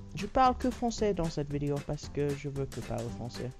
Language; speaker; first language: French; non-native, learner; English